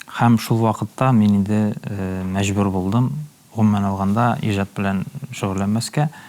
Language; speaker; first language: Tatar; native; Tatar